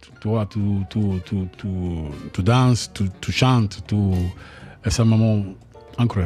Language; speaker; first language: French; non-native, learner; Spanish